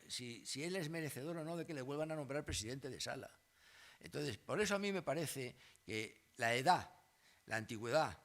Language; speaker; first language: Spanish; native; Spanish